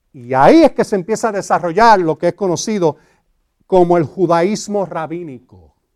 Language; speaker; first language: Spanish; early bilingual, heritage; Spanish